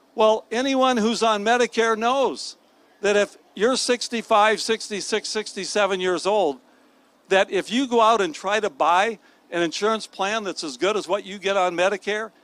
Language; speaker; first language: English; native; English